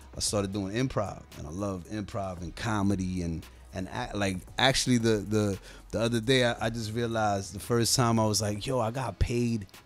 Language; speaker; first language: English; native; English